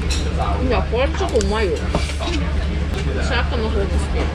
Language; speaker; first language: Japanese; non-native, fluent; Russian